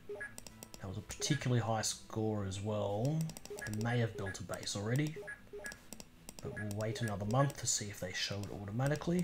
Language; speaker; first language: English; native; English